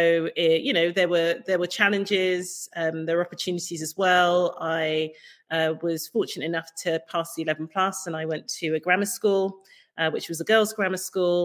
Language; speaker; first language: English; native; English